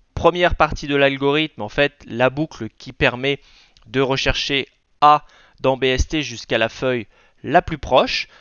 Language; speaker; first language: French; native; French